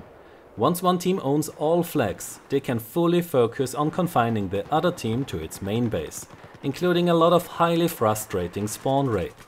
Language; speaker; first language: English; non-native, fluent; German